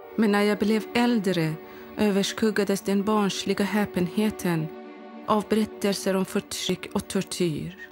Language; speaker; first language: Swedish; non-native, fluent; Persian